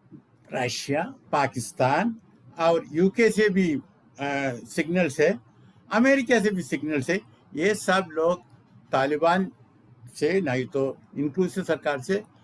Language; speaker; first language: Hindi; non-native, local second language; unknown